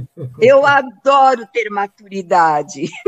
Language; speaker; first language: Portuguese; native; Portuguese